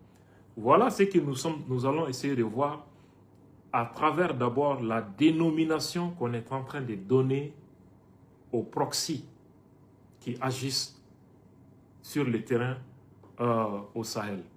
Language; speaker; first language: French; non-native, local second language; Bambara